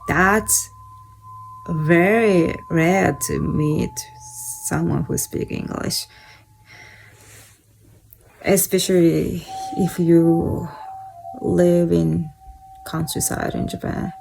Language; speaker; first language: English; non-native, fluent; Japanese